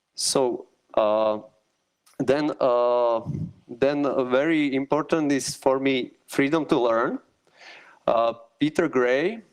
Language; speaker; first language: English; non-native, learner; Slovak